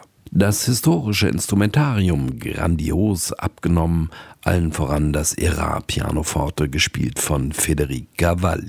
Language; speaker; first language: German; native; German